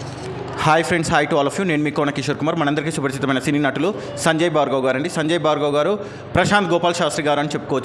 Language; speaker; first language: Telugu; native; Telugu